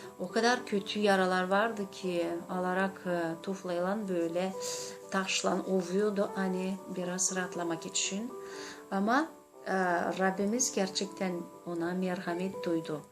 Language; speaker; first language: Turkish; non-native, learner; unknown